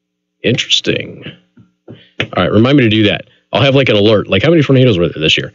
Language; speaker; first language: English; native; English